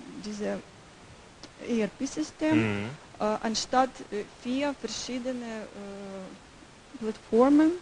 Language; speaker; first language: German; non-native, learner; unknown